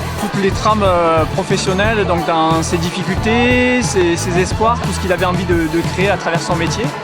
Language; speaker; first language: French; native; French